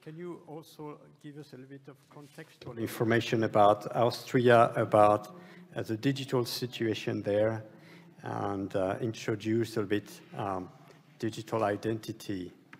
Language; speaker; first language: English; non-native, fluent; French